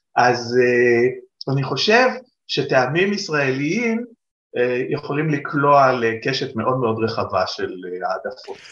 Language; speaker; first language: Hebrew; native; Hebrew